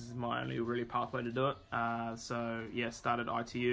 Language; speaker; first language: English; native; English